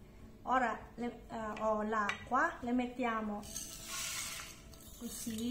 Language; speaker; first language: Italian; non-native, learner; Filipino